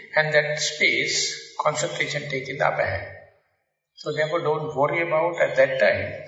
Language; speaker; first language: English; non-native, local second language; Sinhala